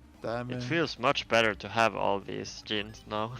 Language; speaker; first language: English; non-native, fluent; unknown